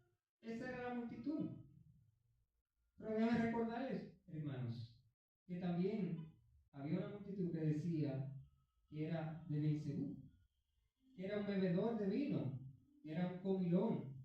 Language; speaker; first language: Spanish; native; Spanish